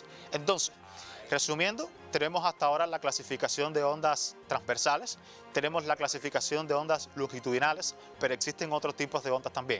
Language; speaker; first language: Spanish; native; Spanish